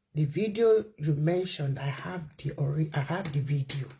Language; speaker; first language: English; non-native, local second language; Yoruba